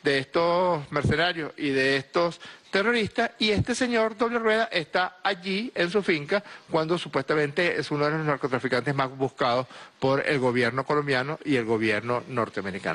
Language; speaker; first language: Spanish; native; Spanish